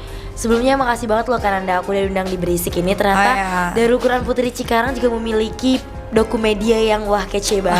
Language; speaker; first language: Indonesian; native; Indonesian